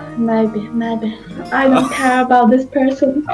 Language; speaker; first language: English; non-native, learner; Polish